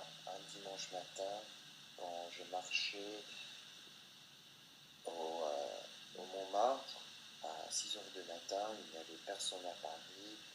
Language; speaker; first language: French; non-native, fluent; English